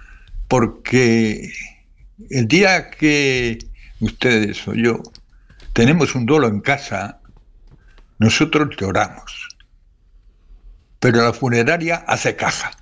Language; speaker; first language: Spanish; native; Spanish